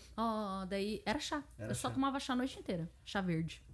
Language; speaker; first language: Portuguese; early bilingual, heritage; Portuguese